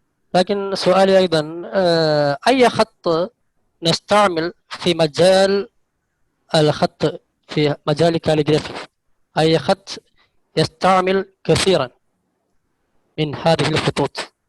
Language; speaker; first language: Arabic; non-native, learner; Malayalam